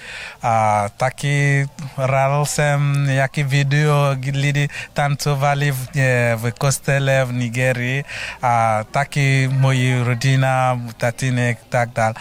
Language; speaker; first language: Czech; non-native, learner; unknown